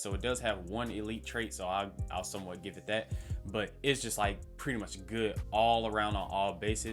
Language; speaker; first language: English; native; English